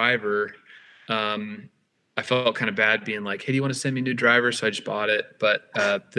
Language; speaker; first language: English; native; English